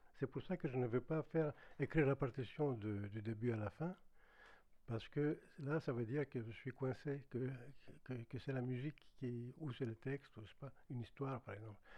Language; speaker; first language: French; non-native, fluent; Greek